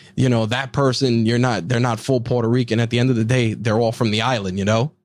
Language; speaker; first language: English; early bilingual, other home language; Spanish